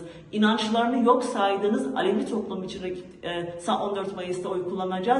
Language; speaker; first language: Turkish; native; Turkish